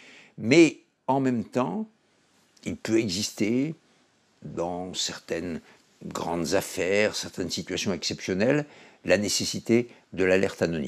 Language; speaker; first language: French; native; French